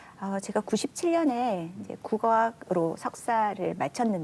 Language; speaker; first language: Korean; native; Korean